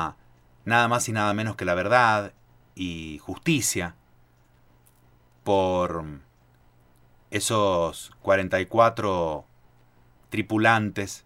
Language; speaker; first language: Spanish; native; Spanish